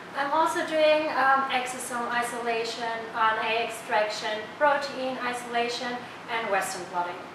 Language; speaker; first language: English; non-native, fluent; German